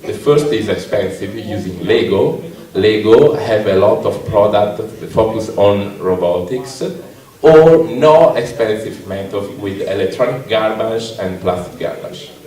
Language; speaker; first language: English; non-native, learner; Italian